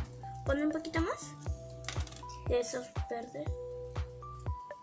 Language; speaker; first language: Spanish; native; Spanish